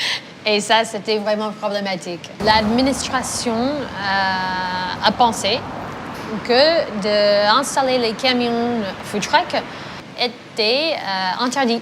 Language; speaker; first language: French; non-native, fluent; English